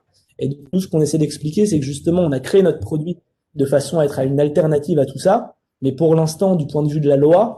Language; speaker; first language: French; native; French